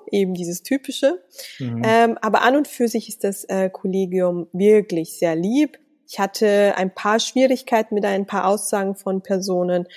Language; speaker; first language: German; native; German